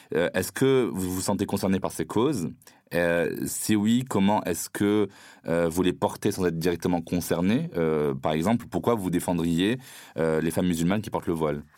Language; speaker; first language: French; non-native, local second language; Arabic